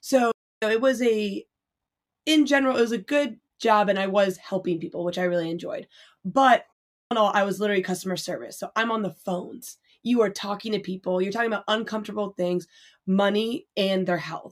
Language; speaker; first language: English; native; English